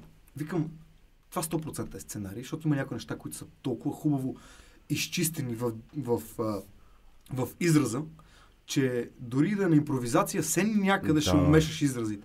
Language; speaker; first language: Bulgarian; native; Bulgarian